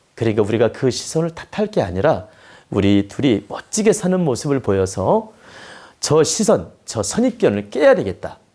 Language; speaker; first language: Korean; native; Korean